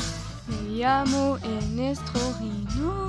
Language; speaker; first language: Spanish; non-native, learner; French